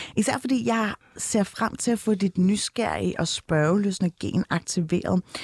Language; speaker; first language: Danish; early bilingual, other home language; Turkish